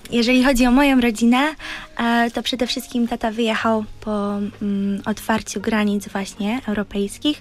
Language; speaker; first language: Polish; early bilingual, heritage; Polish